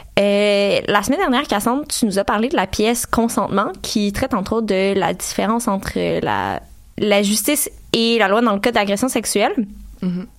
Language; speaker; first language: French; native; French